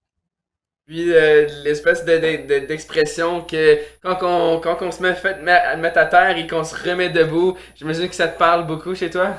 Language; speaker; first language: French; native; French